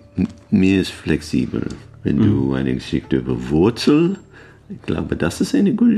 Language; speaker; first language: German; non-native, learner; English